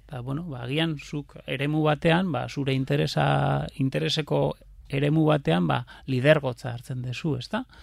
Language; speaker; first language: Basque; native; Basque